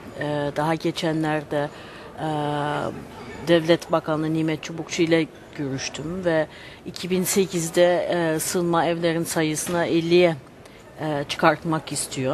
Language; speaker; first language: Turkish; early bilingual, heritage; Turkish